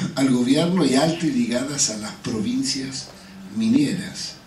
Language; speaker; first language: Italian; non-native, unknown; Spanish